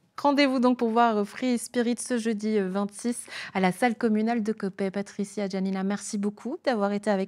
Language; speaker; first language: French; native; French